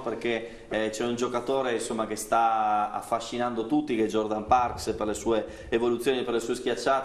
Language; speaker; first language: Italian; native; Italian